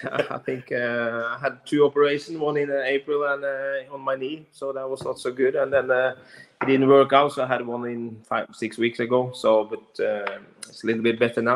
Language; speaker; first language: English; non-native, fluent; Norwegian